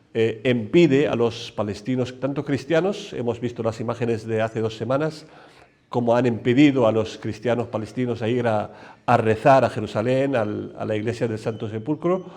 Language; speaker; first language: Spanish; non-native, fluent; Arabic